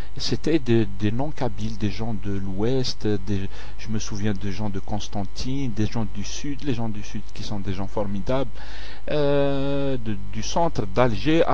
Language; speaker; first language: French; non-native, local second language; Kabyle